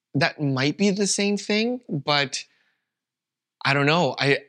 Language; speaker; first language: English; non-native, fluent; Vietnamese